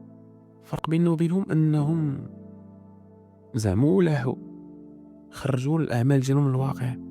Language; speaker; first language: Arabic; native; Arabic